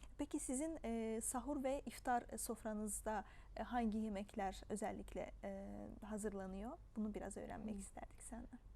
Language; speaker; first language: Turkish; native; Turkish